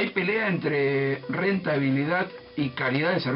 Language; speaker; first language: Spanish; native; Spanish